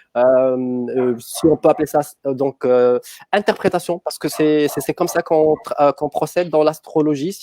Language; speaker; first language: French; native; French